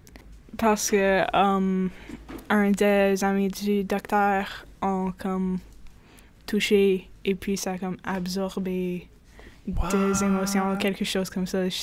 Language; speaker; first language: French; non-native, local second language; English